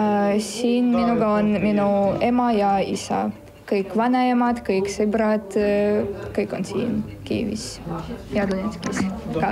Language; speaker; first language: Estonian; non-native, fluent; Russian